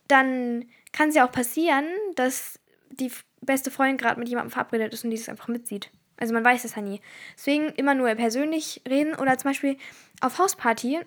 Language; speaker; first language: German; early bilingual, other home language; Turkish